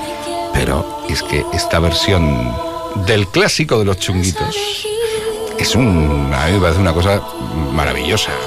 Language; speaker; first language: Spanish; native; Spanish